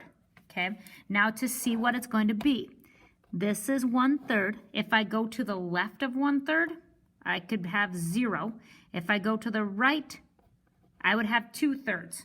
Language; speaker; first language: English; native; English